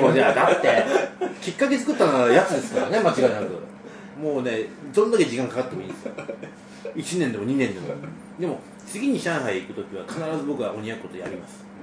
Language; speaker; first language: Japanese; native; Japanese